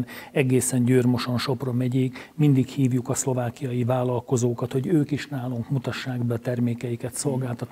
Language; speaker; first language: Hungarian; native; Hungarian